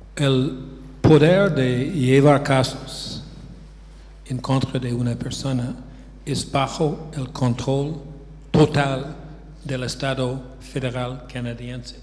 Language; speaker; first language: Spanish; non-native, fluent; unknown